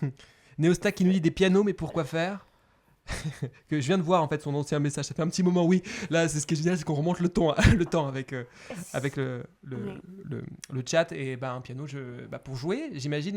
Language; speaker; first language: French; native; French